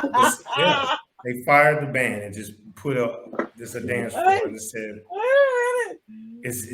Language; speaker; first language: English; native; English